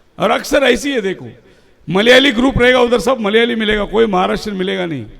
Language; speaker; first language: Hindi; non-native, local second language; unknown